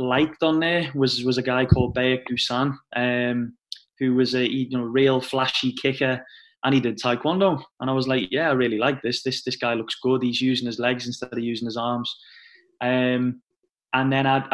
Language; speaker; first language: English; native; English